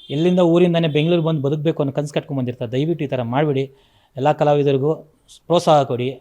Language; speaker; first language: Kannada; native; Kannada